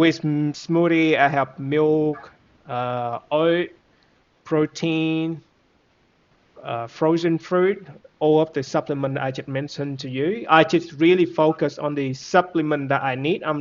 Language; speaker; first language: English; non-native, fluent; Vietnamese